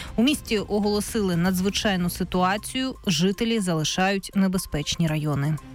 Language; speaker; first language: Ukrainian; native; Ukrainian